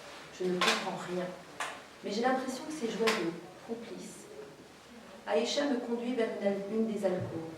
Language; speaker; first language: French; native; French